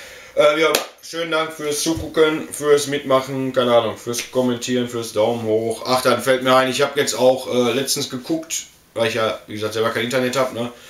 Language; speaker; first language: German; native; German